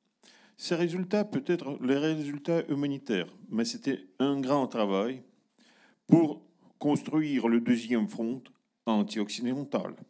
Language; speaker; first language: French; non-native, learner; Russian